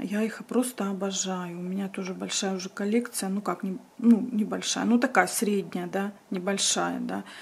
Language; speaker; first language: Russian; native; Russian